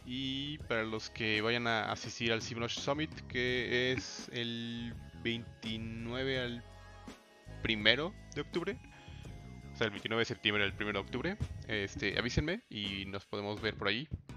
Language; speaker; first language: Spanish; native; Spanish